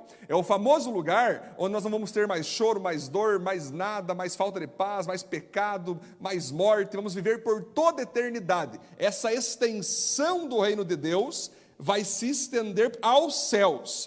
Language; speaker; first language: Portuguese; native; Portuguese